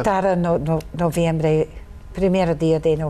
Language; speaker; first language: Spanish; non-native, learner; English